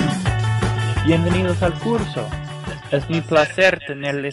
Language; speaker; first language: Spanish; non-native, fluent; English